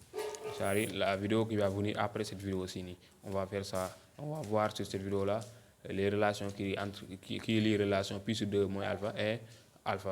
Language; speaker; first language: French; non-native, local second language; Wolof